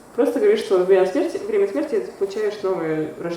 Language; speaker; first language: Russian; native; Russian